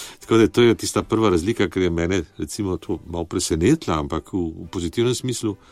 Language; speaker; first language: Slovenian; early bilingual, heritage; Slovenian